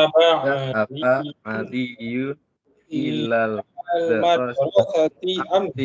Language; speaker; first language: Arabic; non-native, learner; Indonesian